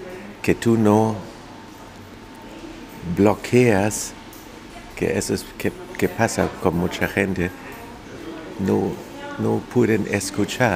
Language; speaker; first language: Spanish; non-native, fluent; German